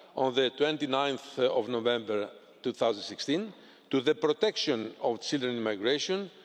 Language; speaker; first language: English; non-native, fluent; Greek